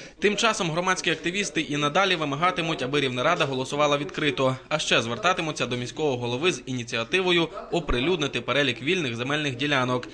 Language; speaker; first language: Ukrainian; native; Ukrainian